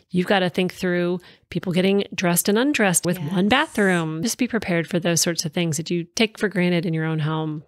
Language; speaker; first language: English; native; English